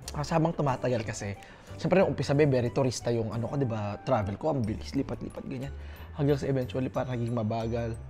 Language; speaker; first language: Filipino; native; Filipino